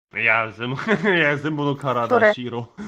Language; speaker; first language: Japanese; non-native, learner; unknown